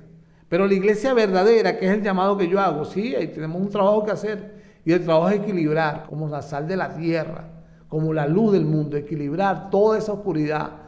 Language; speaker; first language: Spanish; native; Spanish